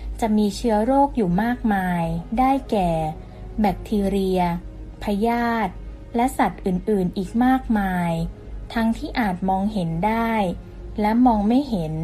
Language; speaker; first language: Thai; native; Thai